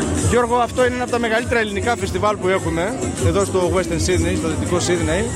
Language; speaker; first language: Greek; native; Greek